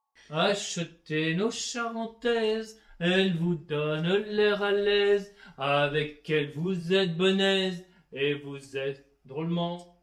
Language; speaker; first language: French; native; French